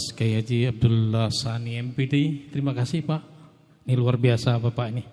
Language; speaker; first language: Indonesian; native; Indonesian